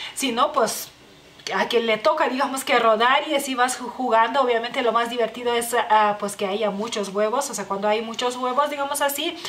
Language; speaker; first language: Spanish; non-native, fluent; Lithuanian